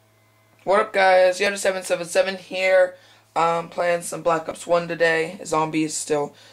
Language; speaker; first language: English; native; English